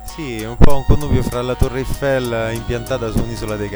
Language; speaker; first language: Italian; native; Italian